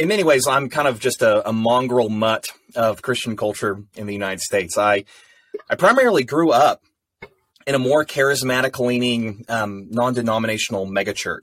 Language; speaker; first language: English; native; English